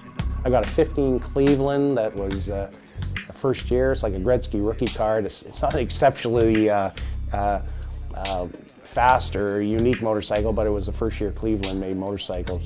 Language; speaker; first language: English; native; English